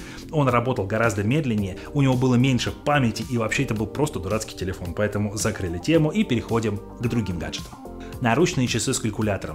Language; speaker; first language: Russian; native; Russian